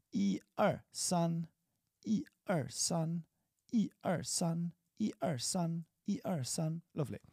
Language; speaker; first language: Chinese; non-native, learner; English